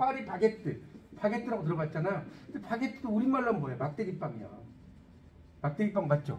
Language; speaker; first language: Korean; native; Korean